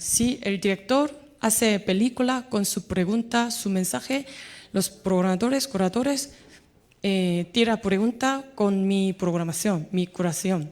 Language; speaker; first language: Spanish; non-native, learner; Korean